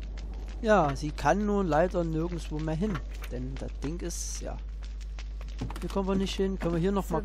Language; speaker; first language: German; native; German